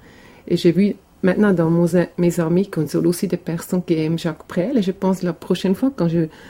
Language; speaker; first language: French; non-native, local second language; German